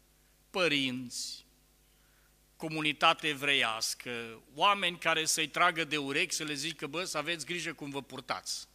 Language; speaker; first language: Romanian; native; Romanian